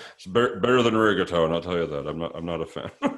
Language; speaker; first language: English; native; English